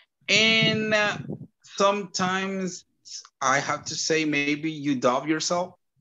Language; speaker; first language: English; non-native, fluent; Spanish